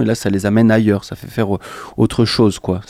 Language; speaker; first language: French; native; French